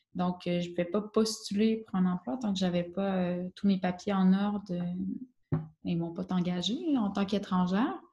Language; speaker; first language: French; native; French